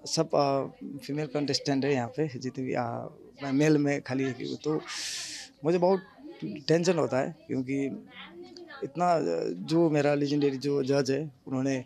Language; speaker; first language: Hindi; non-native, local second language; Nepali